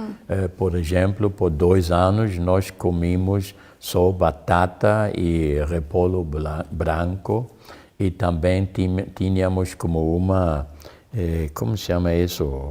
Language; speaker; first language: Portuguese; non-native, fluent; German